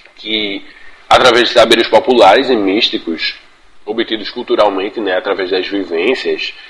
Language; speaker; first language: Portuguese; native; Portuguese